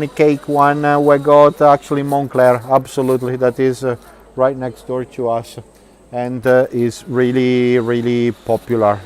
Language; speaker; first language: English; non-native, fluent; Italian